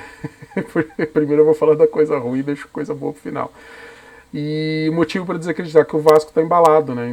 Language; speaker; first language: Portuguese; native; Portuguese